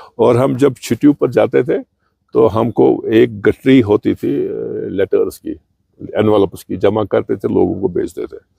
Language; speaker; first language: Urdu; non-native, local second language; Kashmiri